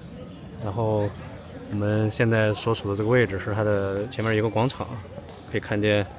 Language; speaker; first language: Chinese; native; Chinese